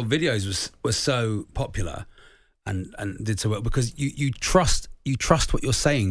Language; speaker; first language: English; native; English